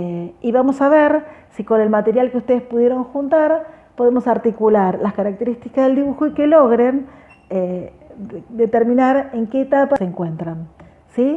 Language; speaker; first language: Spanish; native; Spanish